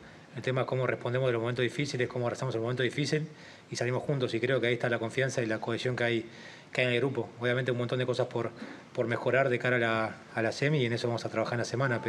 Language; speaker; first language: Spanish; native; Spanish